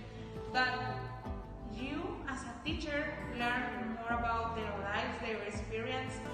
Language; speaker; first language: English; non-native, fluent; Spanish